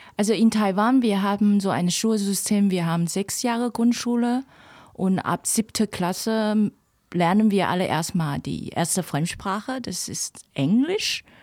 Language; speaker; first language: German; non-native, fluent; Chinese